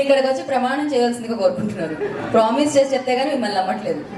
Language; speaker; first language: Telugu; native; Telugu